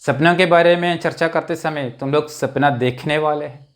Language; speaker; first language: Hindi; non-native, local second language; Malayalam